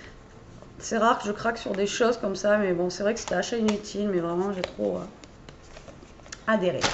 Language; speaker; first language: French; native; French